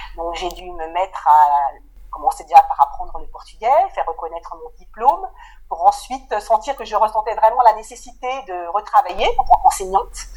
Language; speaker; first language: French; native; French